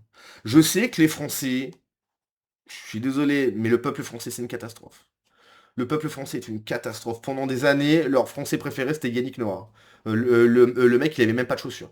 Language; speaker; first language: French; native; French